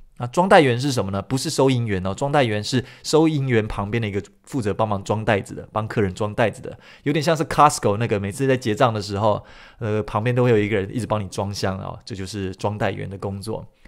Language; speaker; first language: Chinese; early bilingual, other home language; Min Nan Chinese